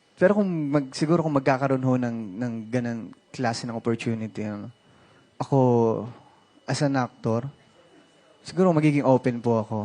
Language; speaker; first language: Filipino; native; Filipino